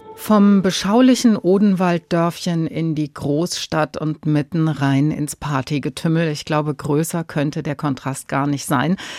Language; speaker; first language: German; native; German